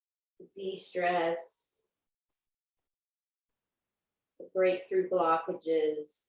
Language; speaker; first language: English; native; English